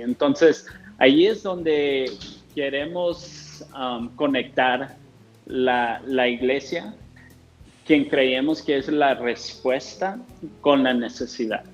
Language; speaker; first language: Spanish; non-native, fluent; English